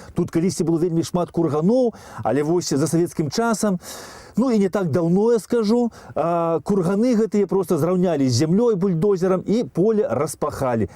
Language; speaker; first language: Belarusian; native; Belarusian